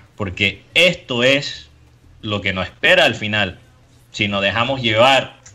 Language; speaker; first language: Spanish; early bilingual, heritage; Spanish